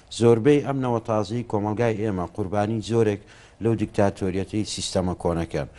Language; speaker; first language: Central Kurdish; native; Central Kurdish